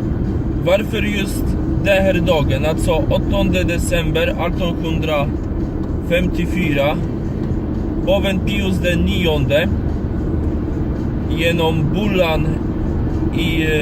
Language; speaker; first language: Swedish; non-native, learner; Polish